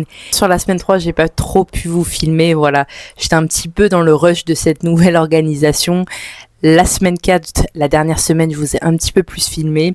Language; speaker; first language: French; native; French